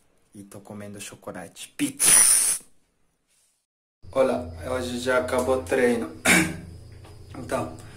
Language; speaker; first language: Portuguese; non-native, learner; Japanese